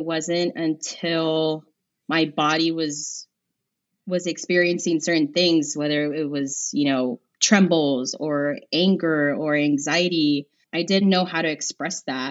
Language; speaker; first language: English; native; English